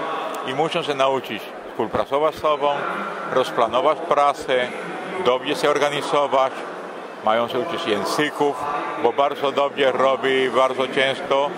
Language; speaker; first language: Polish; non-native, fluent; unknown